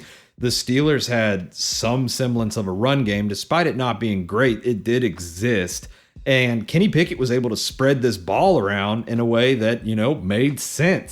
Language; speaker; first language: English; native; English